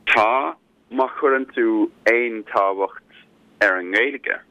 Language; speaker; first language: Irish; non-native, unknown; German